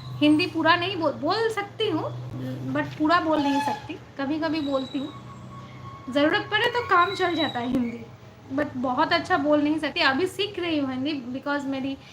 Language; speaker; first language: Hindi; non-native, local second language; Bangla